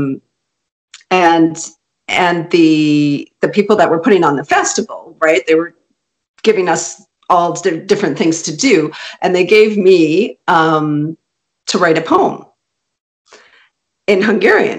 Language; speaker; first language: English; non-native, fluent; Hungarian